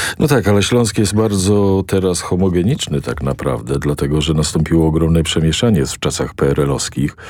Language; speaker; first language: Polish; native; Polish